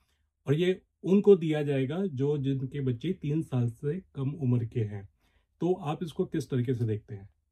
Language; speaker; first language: Hindi; native; Hindi